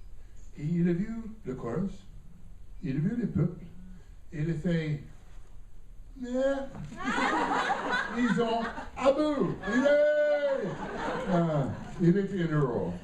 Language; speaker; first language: French; non-native, learner; English